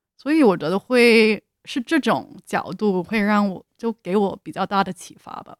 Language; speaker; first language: Chinese; non-native, fluent; English